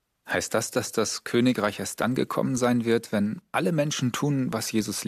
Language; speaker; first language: German; native; German